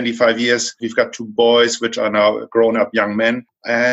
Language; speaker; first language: English; non-native, fluent; German